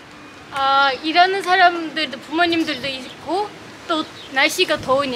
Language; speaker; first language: Korean; non-native, fluent; Turkish